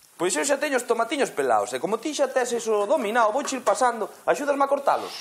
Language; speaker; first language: Galician; native; Galician